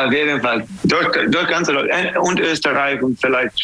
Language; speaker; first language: German; non-native, learner; English